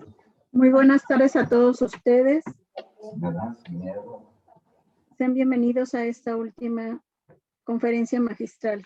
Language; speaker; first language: Spanish; native; Spanish